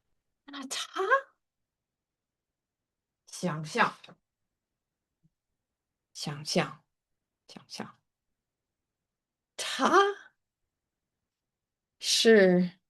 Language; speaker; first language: Chinese; non-native, fluent; English